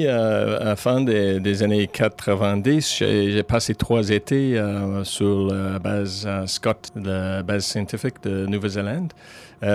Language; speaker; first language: French; non-native, fluent; English